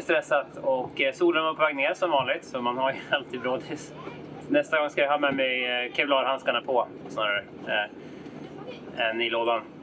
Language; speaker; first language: Swedish; native; Swedish